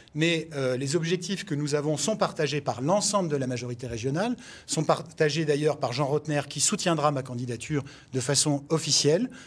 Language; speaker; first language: French; native; French